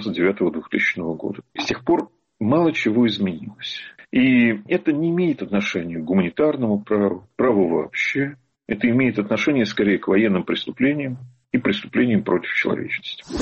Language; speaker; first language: Russian; native; Russian